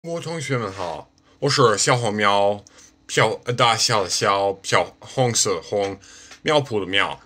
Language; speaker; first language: Chinese; non-native, learner; English